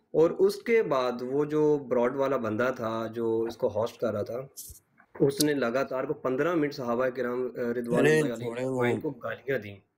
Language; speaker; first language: Urdu; native; Urdu